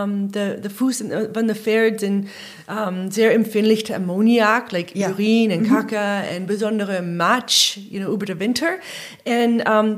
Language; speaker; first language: German; non-native, learner; English